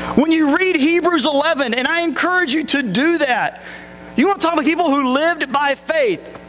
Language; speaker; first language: English; native; English